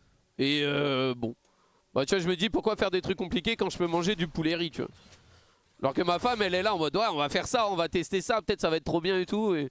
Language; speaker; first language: French; native; French